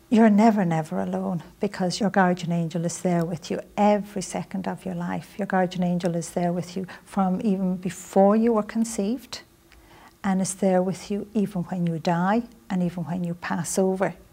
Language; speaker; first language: English; native; English